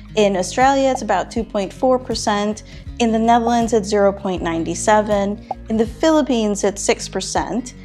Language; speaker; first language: English; non-native, local second language; Filipino